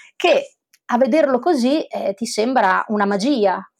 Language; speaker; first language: Italian; native; Italian